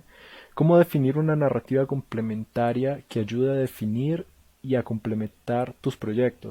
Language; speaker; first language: Spanish; native; Spanish